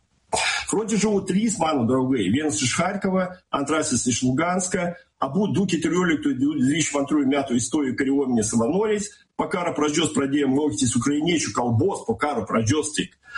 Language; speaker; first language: Lithuanian; non-native, local second language; Russian